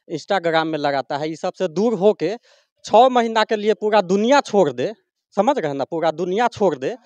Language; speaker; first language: Hindi; native; Hindi